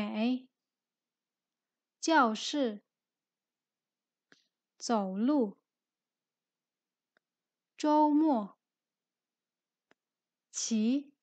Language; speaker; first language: Chinese; non-native, fluent; Indonesian